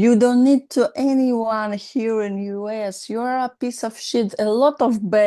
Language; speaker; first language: English; non-native, learner; Russian